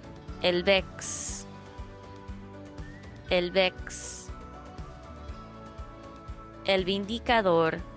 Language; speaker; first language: Spanish; non-native, fluent; English